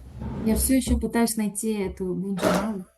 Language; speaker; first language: Russian; native; Russian